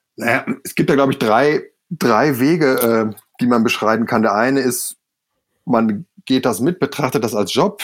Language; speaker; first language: German; native; German